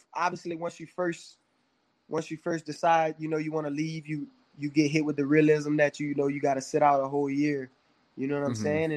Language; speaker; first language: English; native; English